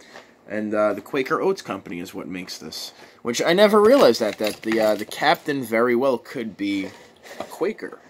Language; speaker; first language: English; native; English